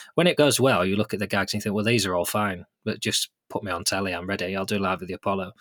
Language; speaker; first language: English; native; English